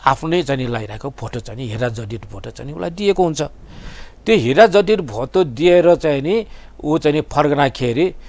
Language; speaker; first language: Nepali; non-native, local second language; Newari